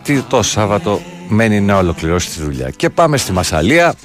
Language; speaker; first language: Greek; native; Greek